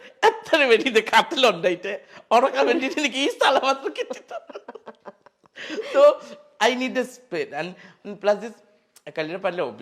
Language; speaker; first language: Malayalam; non-native, fluent; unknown